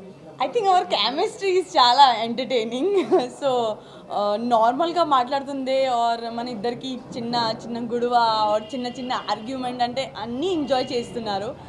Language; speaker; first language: Telugu; non-native, learner; Gujarati